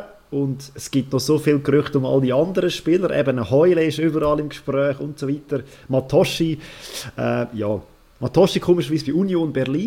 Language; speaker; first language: German; native; German